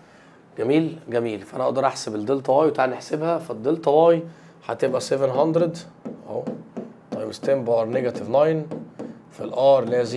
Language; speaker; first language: Arabic; native; Arabic